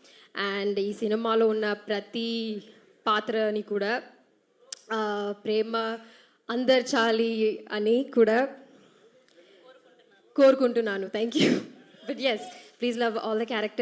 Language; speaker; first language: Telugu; non-native, learner; Malayalam